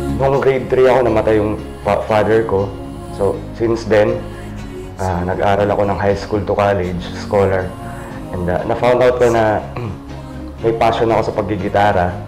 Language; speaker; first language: Filipino; non-native, local second language; Tausug